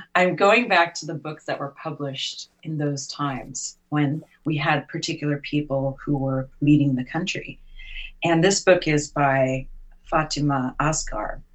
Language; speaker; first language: English; native; English